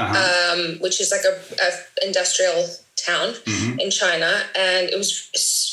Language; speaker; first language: English; native; English